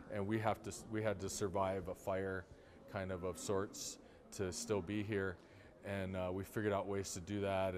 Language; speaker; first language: English; native; English